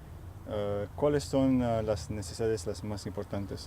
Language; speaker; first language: Spanish; non-native, fluent; French